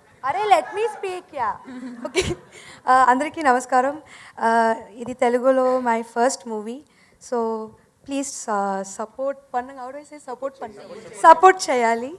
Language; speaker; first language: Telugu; non-native, learner; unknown